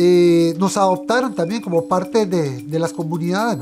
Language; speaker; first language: Spanish; native; Spanish